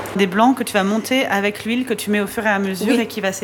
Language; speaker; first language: French; native; French